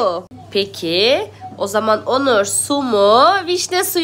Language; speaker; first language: Turkish; native; Turkish